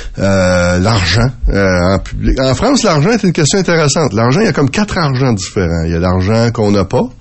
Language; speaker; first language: French; native; French